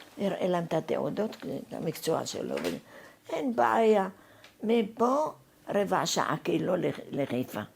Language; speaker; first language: Hebrew; non-native, fluent; Arabic